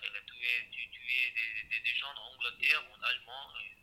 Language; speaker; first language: French; non-native, learner; Chechen